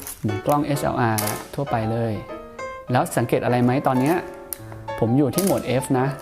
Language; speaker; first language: Thai; native; Thai